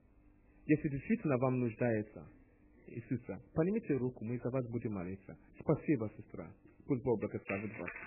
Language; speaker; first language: Russian; non-native, learner; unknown